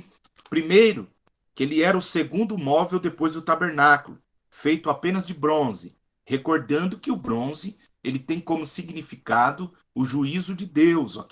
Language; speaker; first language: Portuguese; native; Portuguese